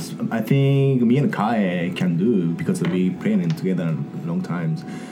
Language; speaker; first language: English; non-native, learner; Japanese